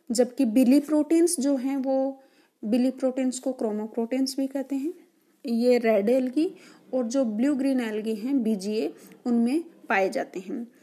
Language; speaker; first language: Hindi; native; Hindi